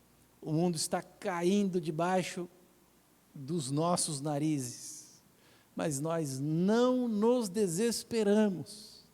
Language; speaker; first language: Portuguese; native; Portuguese